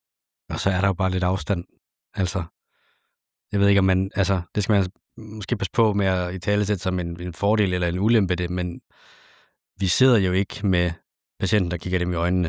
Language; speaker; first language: Danish; native; Danish